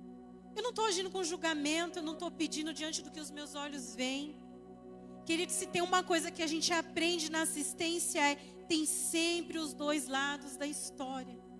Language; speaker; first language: Portuguese; native; Portuguese